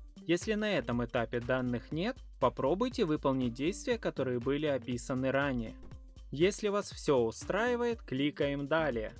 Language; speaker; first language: Russian; native; Russian